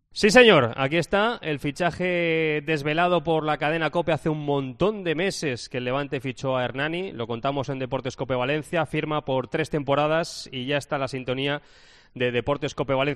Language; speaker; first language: Spanish; native; Spanish